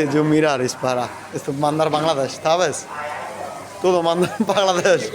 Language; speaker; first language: Spanish; non-native, learner; Bangla